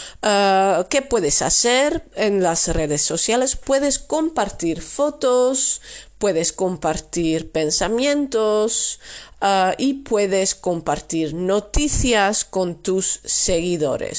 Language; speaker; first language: Spanish; non-native, fluent; Dutch